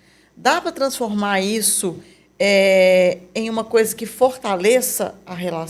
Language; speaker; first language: Portuguese; native; Portuguese